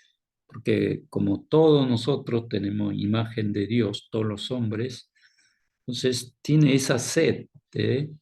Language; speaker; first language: Spanish; non-native, fluent; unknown